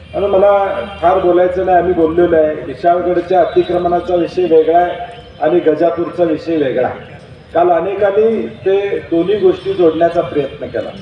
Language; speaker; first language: Marathi; native; Marathi